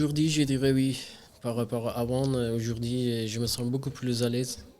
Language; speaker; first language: French; non-native, learner; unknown